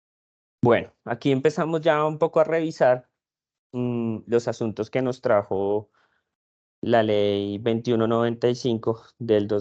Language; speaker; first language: Spanish; native; Spanish